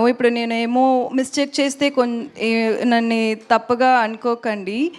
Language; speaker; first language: Telugu; non-native, learner; Tamil